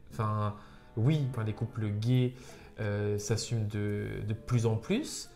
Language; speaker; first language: French; native; French